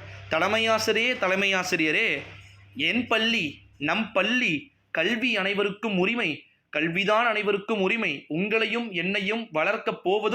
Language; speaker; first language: Tamil; native; Tamil